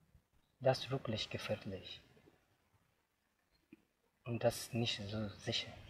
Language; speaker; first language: German; non-native, learner; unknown